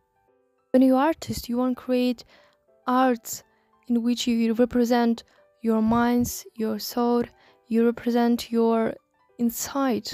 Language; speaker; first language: English; non-native, learner; Russian